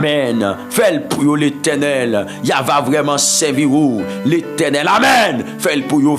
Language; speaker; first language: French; non-native, local second language; Haitian Creole